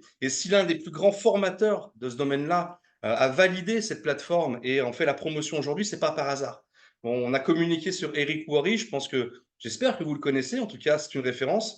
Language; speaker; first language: French; native; French